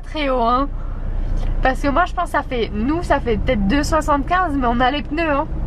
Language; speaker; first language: French; native; French